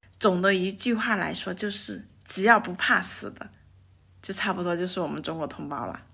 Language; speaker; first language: Chinese; native; Chinese